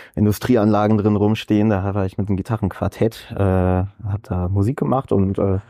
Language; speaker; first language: German; native; German